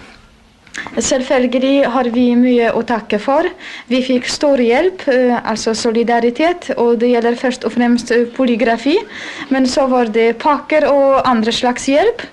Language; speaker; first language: Norwegian; non-native, fluent; Polish